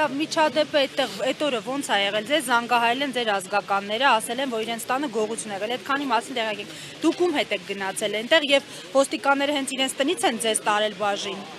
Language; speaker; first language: Armenian; native; Armenian